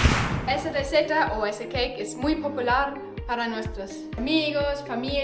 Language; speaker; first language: Spanish; non-native, fluent; German